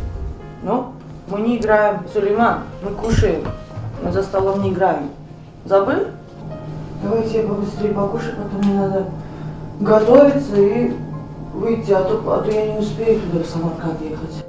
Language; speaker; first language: Russian; non-native, local second language; Uzbek